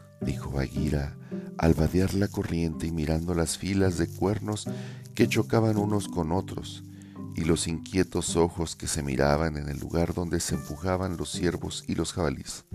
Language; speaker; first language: Spanish; native; Spanish